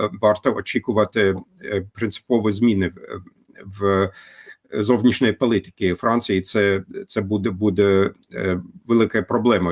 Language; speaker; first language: Ukrainian; non-native, fluent; German